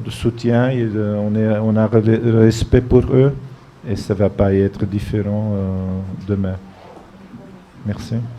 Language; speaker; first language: French; non-native, fluent; Dutch